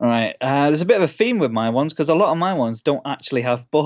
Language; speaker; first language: English; native; English